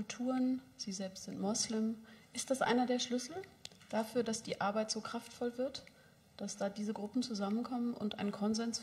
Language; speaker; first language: German; native; German